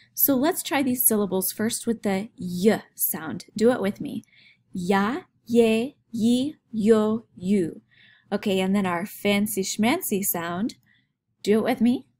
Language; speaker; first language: English; native; English